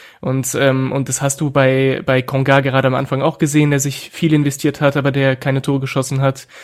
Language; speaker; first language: German; non-native, fluent; French